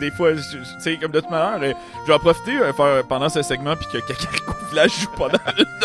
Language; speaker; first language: French; native; French